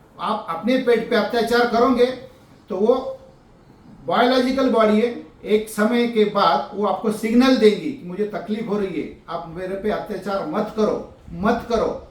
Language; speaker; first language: Hindi; non-native, local second language; Marathi